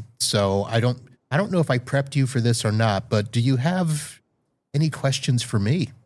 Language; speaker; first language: English; native; English